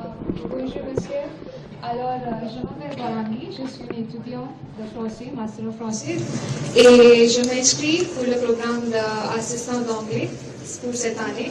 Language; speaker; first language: French; non-native, fluent; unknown